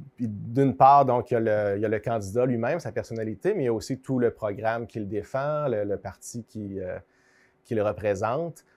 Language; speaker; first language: French; native; French